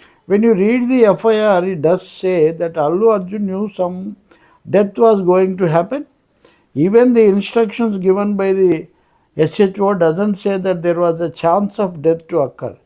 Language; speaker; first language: English; non-native, local second language; Telugu